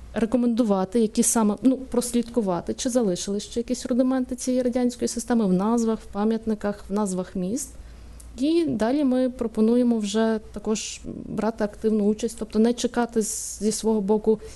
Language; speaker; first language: Ukrainian; native; Ukrainian